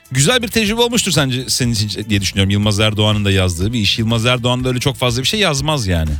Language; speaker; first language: Turkish; native; Turkish